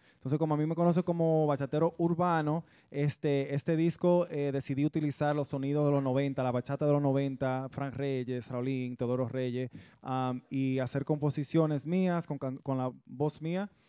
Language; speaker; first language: Spanish; early bilingual, heritage; Spanish